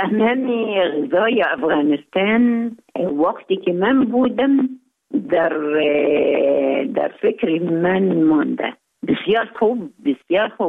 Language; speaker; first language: Persian; non-native, fluent; Arabic